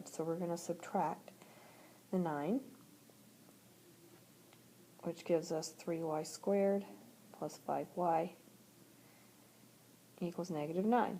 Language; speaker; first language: English; native; English